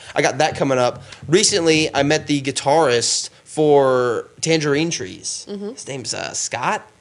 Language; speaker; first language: English; native; English